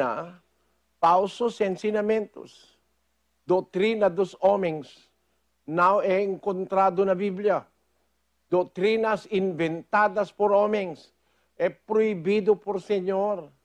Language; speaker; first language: Portuguese; non-native, fluent; Filipino